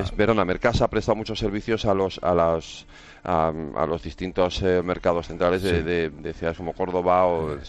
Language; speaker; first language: Spanish; native; Spanish